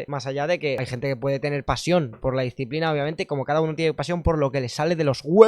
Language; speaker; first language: Spanish; native; Spanish